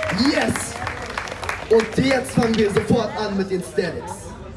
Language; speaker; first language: German; native; German